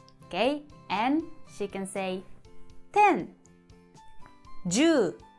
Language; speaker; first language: English; non-native, fluent; Japanese